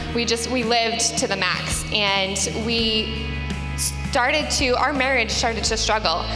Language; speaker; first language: English; native; English